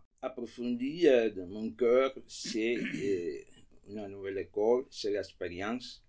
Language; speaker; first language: French; non-native, fluent; Spanish